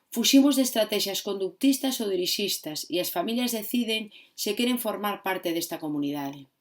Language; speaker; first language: Galician; non-native, local second language; Spanish